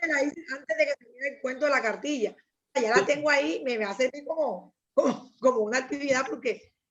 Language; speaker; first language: Spanish; native; Spanish